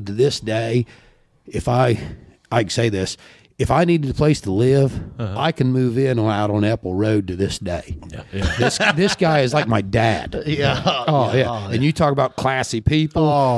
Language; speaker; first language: English; native; English